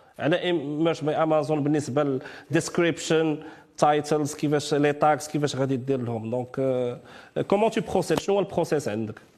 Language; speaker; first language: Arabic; native; Arabic